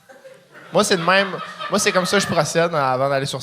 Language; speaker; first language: French; native; French